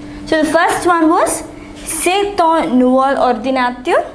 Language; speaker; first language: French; non-native, fluent; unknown